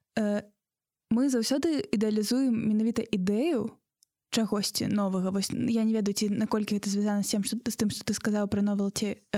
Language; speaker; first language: Belarusian; non-native, local second language; Russian